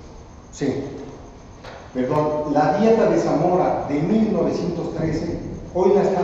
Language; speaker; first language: Spanish; native; Spanish